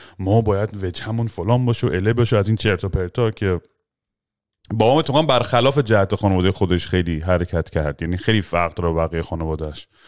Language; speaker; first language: Persian; early bilingual, heritage; Persian